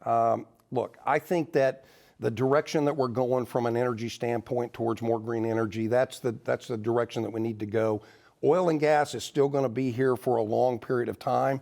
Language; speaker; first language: English; native; English